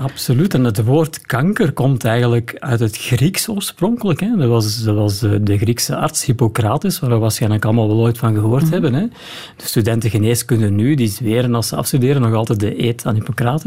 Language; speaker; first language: Dutch; native; Dutch